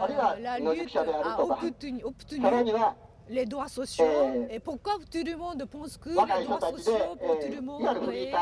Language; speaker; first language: French; non-native, fluent; Japanese